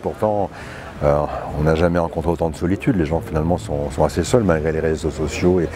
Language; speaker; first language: French; native; French